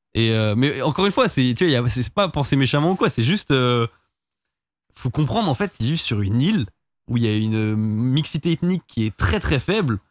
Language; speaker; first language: French; native; French